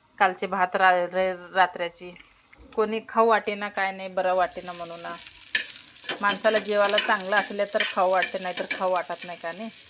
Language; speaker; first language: Marathi; native; Marathi